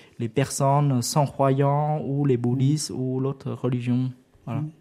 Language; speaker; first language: French; non-native, fluent; Vietnamese